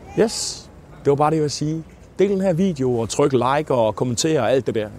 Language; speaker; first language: Danish; native; Danish